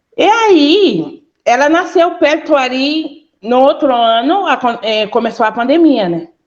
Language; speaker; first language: Portuguese; non-native, fluent; Haitian Creole